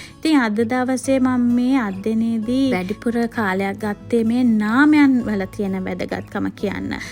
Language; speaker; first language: Sinhala; native; Sinhala